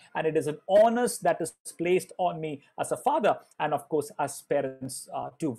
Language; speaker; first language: English; non-native, local second language; Malayalam